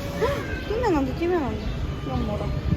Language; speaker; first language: Korean; native; Korean